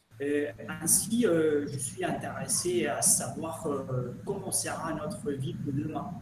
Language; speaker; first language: French; non-native, learner; Albanian